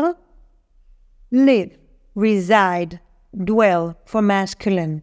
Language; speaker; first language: English; non-native, fluent; Hebrew